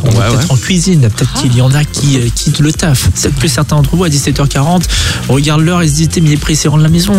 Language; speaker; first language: French; native; French